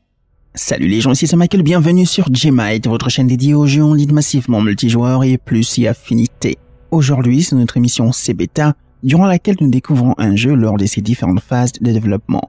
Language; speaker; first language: French; native; French